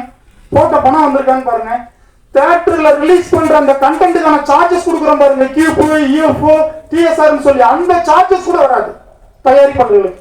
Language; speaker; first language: Tamil; native; Tamil